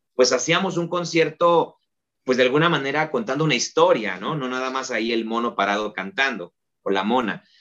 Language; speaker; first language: Spanish; native; Spanish